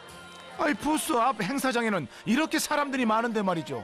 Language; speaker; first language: Korean; native; Korean